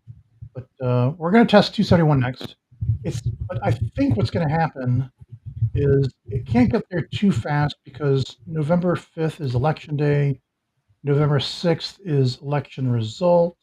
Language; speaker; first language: English; native; English